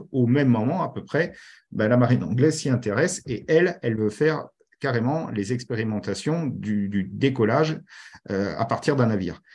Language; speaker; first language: French; native; French